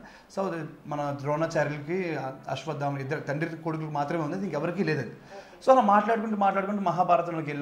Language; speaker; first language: Telugu; native; Telugu